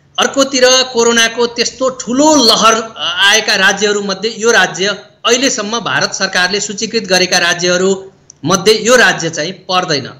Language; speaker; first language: Nepali; native; Nepali